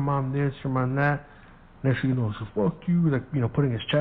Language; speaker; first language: English; early bilingual, other home language; Spanish